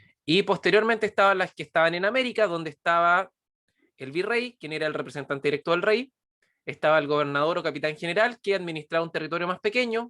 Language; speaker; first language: Spanish; native; Spanish